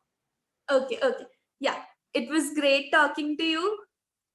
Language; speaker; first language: English; non-native, local second language; Hindi